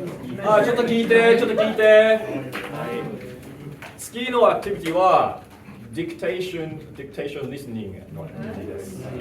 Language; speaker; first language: Japanese; non-native, learner; English